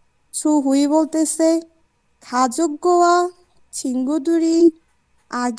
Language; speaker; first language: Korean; non-native, learner; Bangla